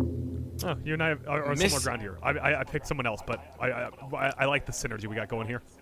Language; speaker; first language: English; native; English